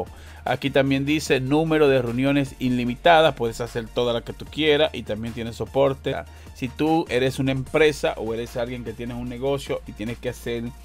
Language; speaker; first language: Spanish; native; Spanish